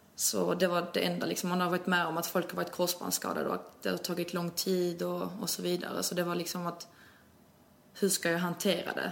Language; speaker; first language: Swedish; early bilingual, other home language; Albanian